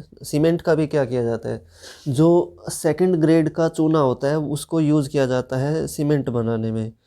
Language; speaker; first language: Hindi; native; Hindi